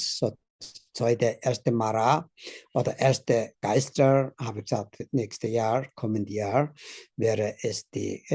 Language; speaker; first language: German; non-native, learner; Tibetan